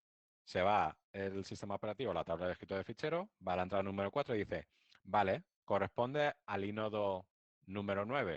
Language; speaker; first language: Spanish; native; Spanish